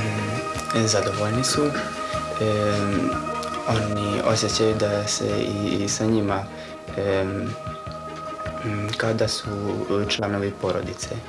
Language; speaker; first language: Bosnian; non-native, local second language; Hungarian